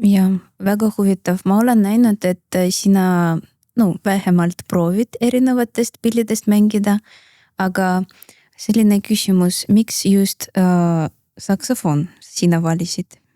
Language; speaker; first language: Estonian; non-native, local second language; Russian